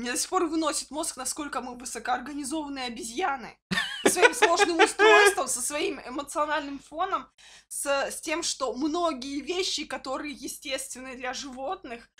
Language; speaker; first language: Russian; native; Russian